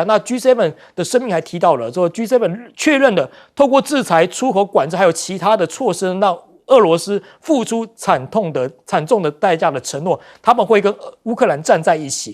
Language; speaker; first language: Chinese; native; Chinese